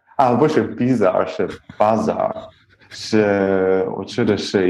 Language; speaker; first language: Chinese; non-native, learner; English